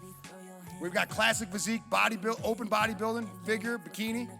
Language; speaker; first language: English; native; English